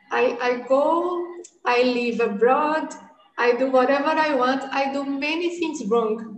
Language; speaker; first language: English; non-native, fluent; Portuguese